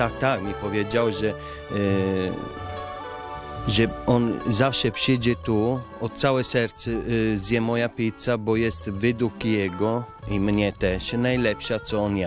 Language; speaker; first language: Polish; non-native, fluent; Italian